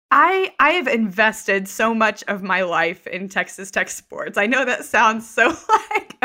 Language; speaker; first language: English; native; English